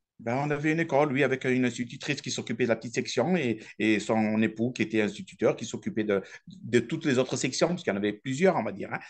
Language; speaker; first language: French; early bilingual, other home language; Arabic